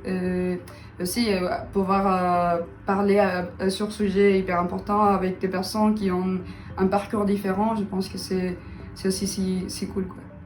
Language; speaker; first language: French; non-native, fluent; Spanish